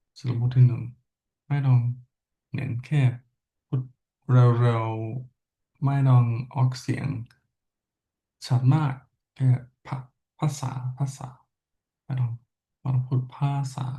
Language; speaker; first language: Thai; non-native, learner; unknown